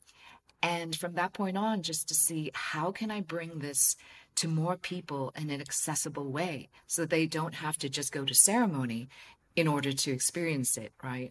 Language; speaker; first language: English; non-native, local second language; Cantonese